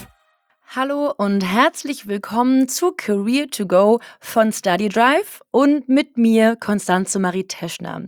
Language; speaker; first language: German; native; German